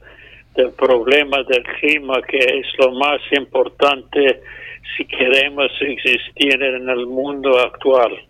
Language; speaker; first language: Spanish; non-native, fluent; English